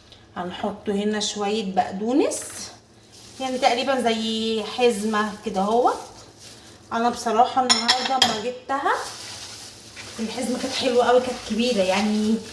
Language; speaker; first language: Arabic; native; Arabic